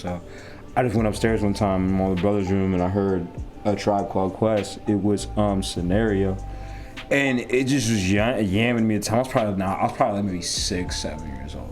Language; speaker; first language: English; native; English